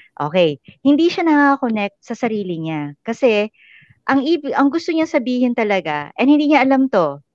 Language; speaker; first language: Filipino; native; Filipino